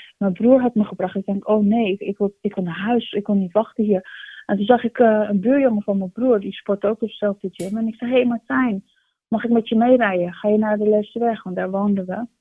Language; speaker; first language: Dutch; early bilingual, other home language; Turkish